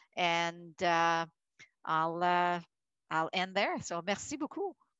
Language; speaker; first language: English; native; English